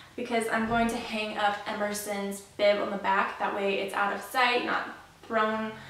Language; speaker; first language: English; native; English